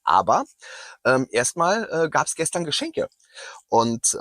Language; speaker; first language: German; native; German